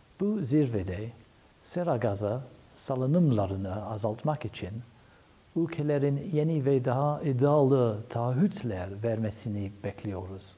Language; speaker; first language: Turkish; non-native, fluent; English